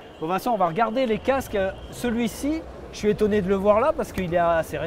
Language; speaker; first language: French; native; French